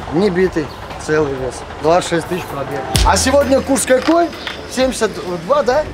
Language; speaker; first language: Russian; non-native, local second language; Armenian